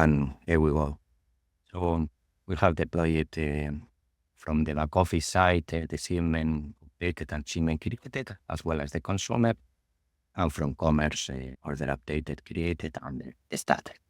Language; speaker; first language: English; non-native, fluent; Spanish